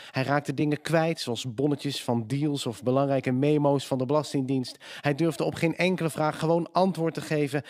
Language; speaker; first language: Dutch; native; Dutch